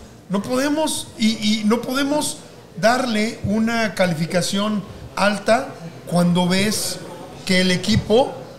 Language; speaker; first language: Spanish; native; Spanish